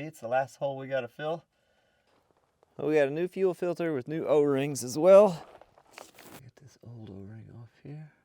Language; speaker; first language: English; native; English